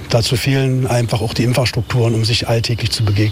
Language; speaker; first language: German; native; German